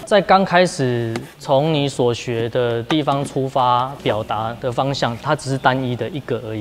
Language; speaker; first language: Chinese; native; Chinese